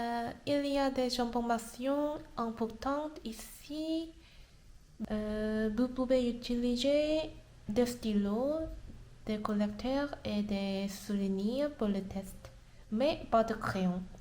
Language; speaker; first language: French; non-native, learner; Korean